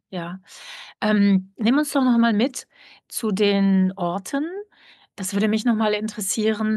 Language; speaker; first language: German; native; German